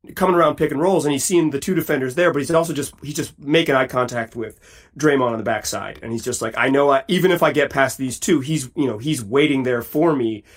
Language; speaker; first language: English; native; English